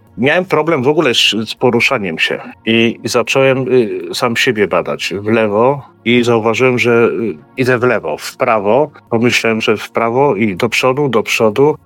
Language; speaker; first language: Polish; early bilingual, heritage; Polish